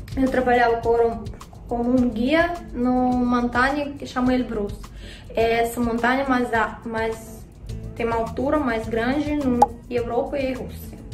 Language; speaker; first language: Portuguese; non-native, learner; Russian